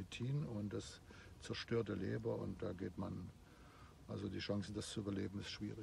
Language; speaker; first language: German; native; German